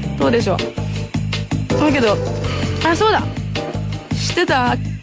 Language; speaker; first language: Japanese; early bilingual, heritage; Japanese